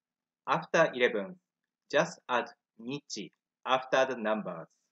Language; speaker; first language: English; non-native, fluent; Japanese